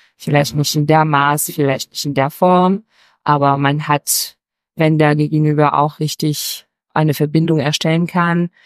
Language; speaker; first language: German; non-native, fluent; French